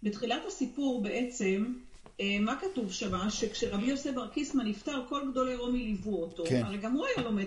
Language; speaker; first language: Hebrew; native; Hebrew